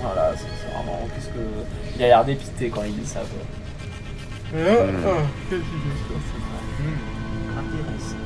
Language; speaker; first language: French; native; French